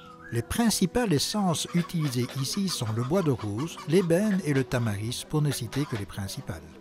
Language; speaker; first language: French; native; French